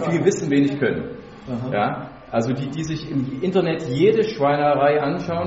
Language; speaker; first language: German; native; German